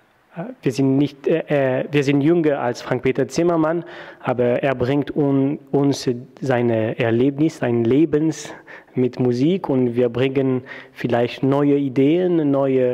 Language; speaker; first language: German; non-native, fluent; French